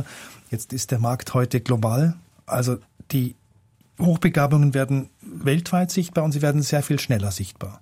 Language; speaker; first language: German; native; German